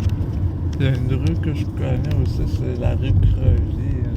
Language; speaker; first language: French; native; French